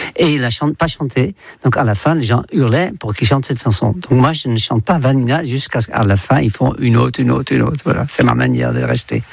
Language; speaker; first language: French; non-native, fluent; Dutch